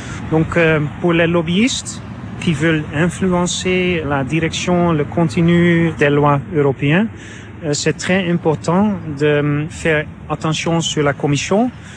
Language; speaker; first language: French; non-native, fluent; Dutch